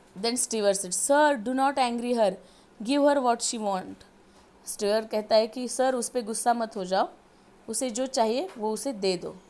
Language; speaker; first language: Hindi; non-native, local second language; Marathi